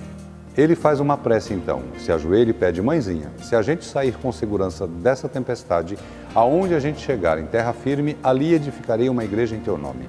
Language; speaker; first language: Portuguese; native; Portuguese